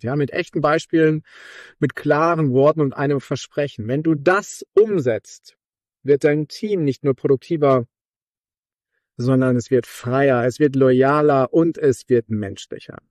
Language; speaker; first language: German; native; German